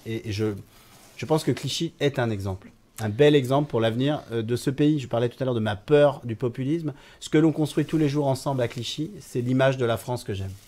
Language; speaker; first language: French; native; French